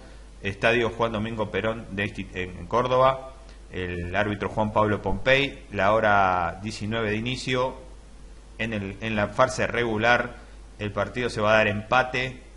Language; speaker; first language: Spanish; native; Spanish